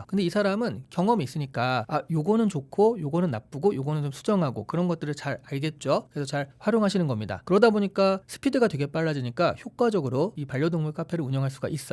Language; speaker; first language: Korean; native; Korean